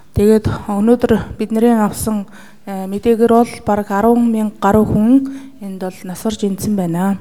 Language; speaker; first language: Mongolian; native; Mongolian